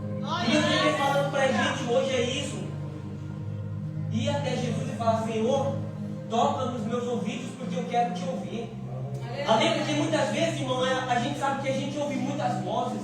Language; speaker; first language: Portuguese; native; Portuguese